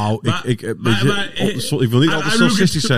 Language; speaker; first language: Dutch; native; Dutch